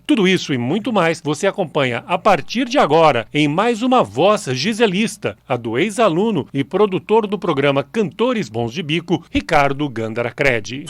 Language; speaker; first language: Portuguese; native; Portuguese